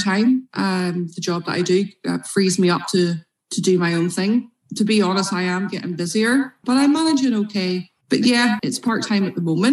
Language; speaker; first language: English; native; English